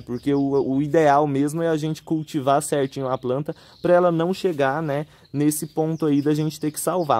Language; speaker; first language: Portuguese; native; Portuguese